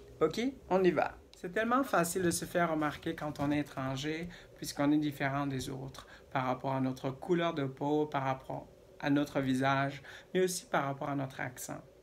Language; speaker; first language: French; non-native, fluent; Indonesian